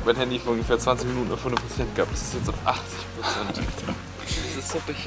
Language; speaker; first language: German; native; German